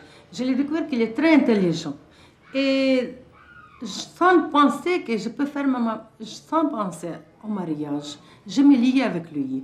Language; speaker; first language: French; non-native, fluent; Russian